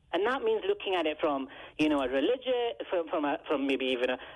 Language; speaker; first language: English; native; English